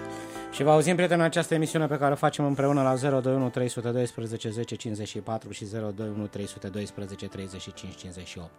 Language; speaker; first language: Romanian; native; Romanian